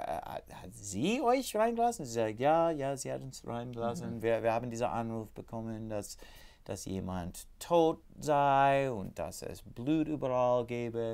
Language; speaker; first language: German; non-native, learner; English